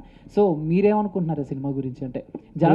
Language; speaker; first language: Telugu; native; Telugu